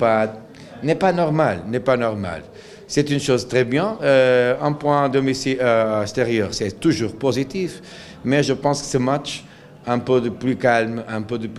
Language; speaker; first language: French; non-native, local second language; Arabic